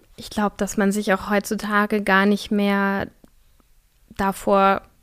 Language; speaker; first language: German; native; German